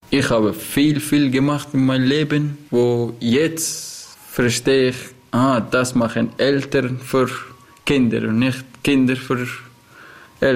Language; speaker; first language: German; non-native, learner; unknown